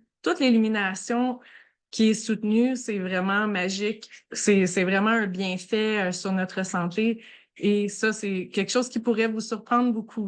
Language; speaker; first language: French; native; French